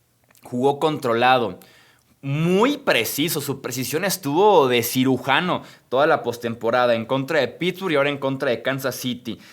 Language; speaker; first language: Spanish; native; Spanish